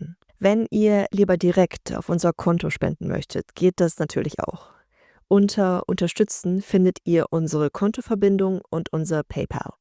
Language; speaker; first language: German; native; German